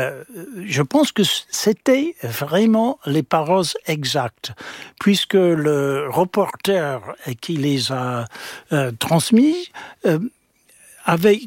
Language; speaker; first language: French; non-native, fluent; English